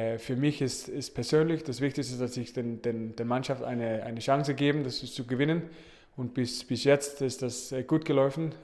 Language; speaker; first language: German; non-native, learner; Danish